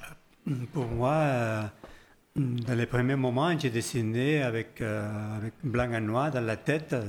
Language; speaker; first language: French; non-native, learner; Spanish